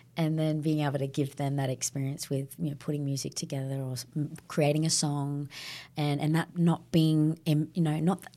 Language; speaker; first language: English; native; English